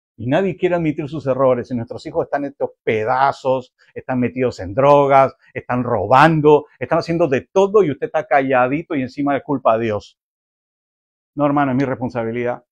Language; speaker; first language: Spanish; native; Spanish